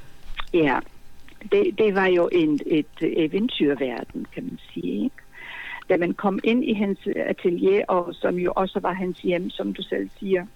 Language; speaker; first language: Danish; non-native, fluent; Polish